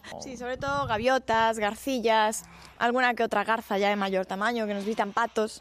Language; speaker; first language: Spanish; native; Spanish